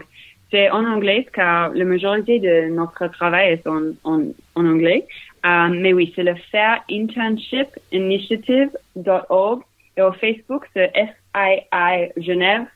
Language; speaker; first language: French; non-native, learner; English